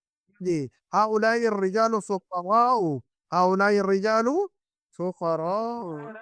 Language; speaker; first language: Arabic; non-native, fluent; Urdu